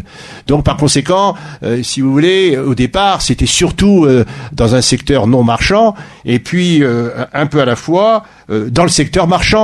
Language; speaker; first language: French; native; French